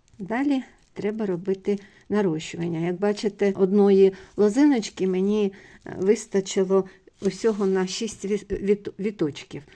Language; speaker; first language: Ukrainian; non-native, local second language; Russian